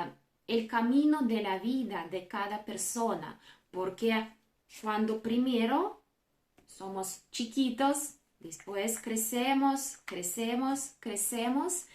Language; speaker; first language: Spanish; non-native, fluent; Russian